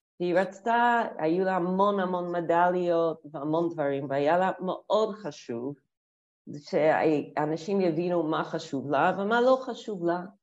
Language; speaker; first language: Hebrew; non-native, fluent; English